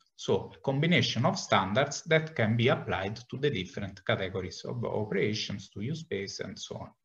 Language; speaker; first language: English; non-native, fluent; Italian